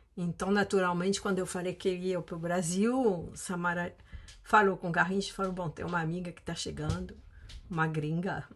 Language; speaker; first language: Portuguese; non-native, fluent; French